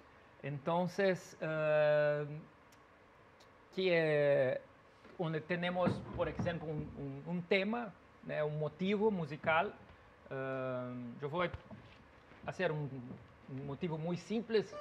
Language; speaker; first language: Spanish; non-native, learner; Portuguese